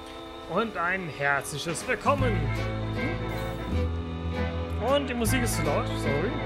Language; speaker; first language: German; native; German